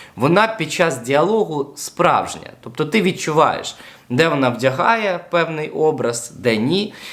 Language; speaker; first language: Ukrainian; native; Ukrainian